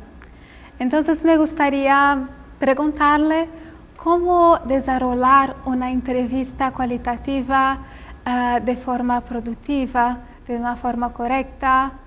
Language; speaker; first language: Spanish; non-native, fluent; Portuguese